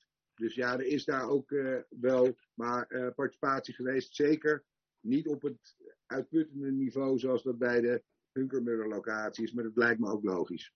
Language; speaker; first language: Dutch; native; Dutch